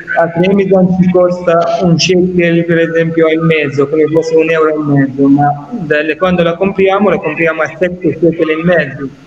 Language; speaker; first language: Italian; non-native, fluent; Arabic